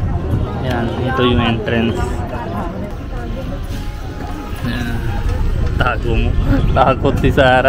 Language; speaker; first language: Filipino; non-native, learner; Hindi